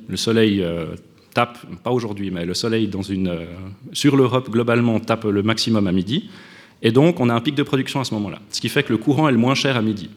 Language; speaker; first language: French; native; French